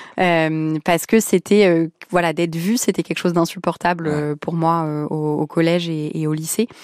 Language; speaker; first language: French; early bilingual, other home language; Arabic